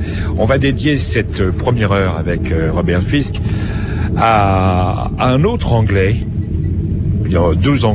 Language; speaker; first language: French; native; French